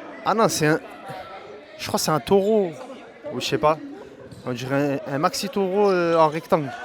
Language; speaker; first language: French; native; French